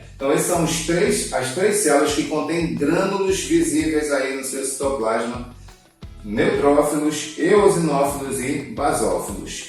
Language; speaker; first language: Portuguese; native; Portuguese